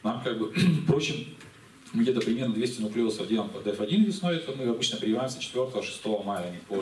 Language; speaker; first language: Russian; native; Russian